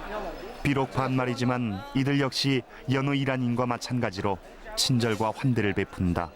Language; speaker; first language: Korean; native; Korean